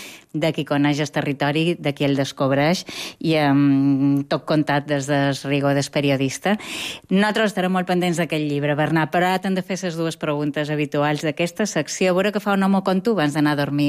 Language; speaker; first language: Catalan; native; Catalan